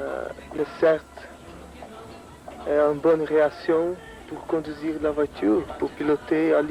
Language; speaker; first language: French; non-native, learner; Portuguese